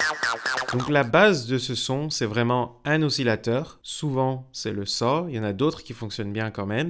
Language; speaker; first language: French; native; French